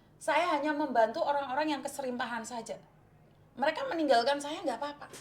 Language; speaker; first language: Indonesian; non-native, local second language; Javanese